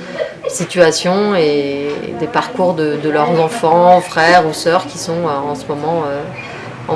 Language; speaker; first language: French; native; French